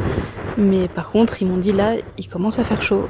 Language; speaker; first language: French; native; French